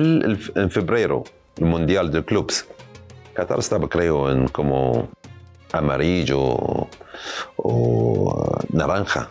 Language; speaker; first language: Spanish; non-native, learner; Arabic